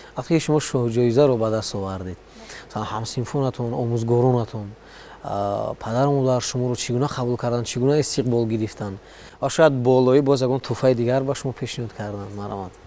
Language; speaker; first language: Tajik; native; Tajik